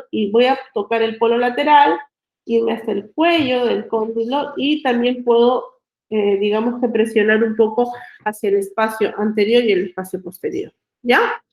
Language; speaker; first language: Spanish; native; Spanish